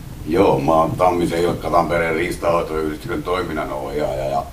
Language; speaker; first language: Finnish; native; Finnish